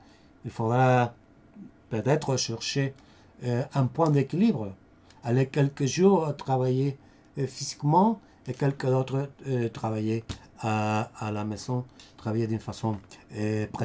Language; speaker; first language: French; non-native, fluent; Spanish